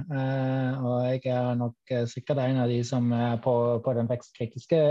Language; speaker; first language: Norwegian; non-native, fluent; German